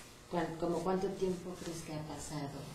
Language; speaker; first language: Spanish; native; Spanish